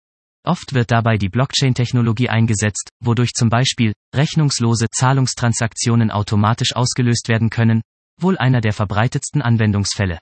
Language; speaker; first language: German; native; German